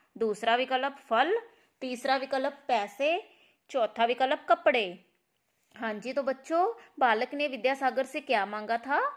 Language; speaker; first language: Hindi; non-native, local second language; Punjabi